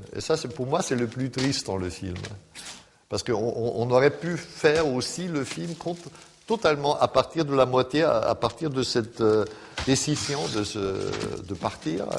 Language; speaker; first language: French; non-native, fluent; German